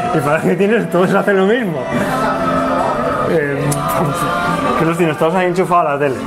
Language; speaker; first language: Spanish; native; Spanish